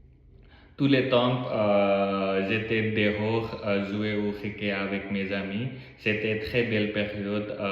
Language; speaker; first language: French; non-native, learner; Nepali